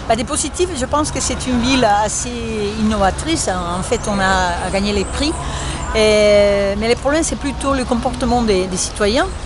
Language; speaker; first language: French; non-native, fluent; Spanish